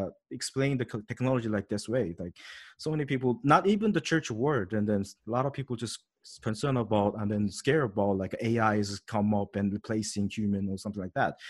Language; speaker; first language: English; non-native, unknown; Korean